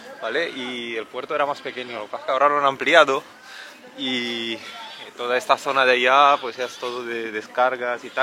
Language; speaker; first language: Spanish; native; Spanish